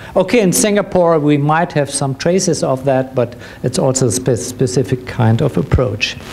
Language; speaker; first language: English; non-native, fluent; German